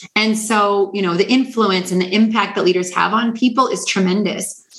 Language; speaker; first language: English; native; English